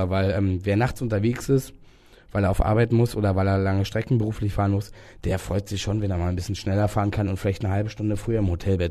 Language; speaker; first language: German; native; German